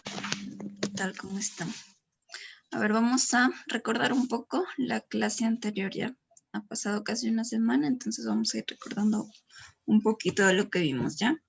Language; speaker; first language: Spanish; native; Spanish